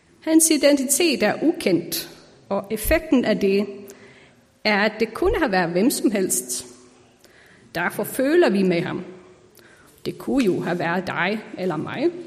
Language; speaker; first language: Danish; non-native, fluent; Icelandic